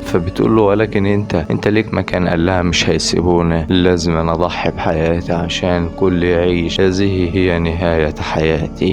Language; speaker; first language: Arabic; native; Arabic